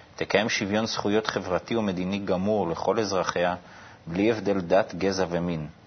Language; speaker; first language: Hebrew; native; Hebrew